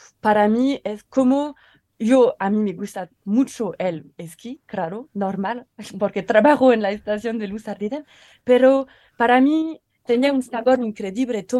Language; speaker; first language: Spanish; non-native, learner; French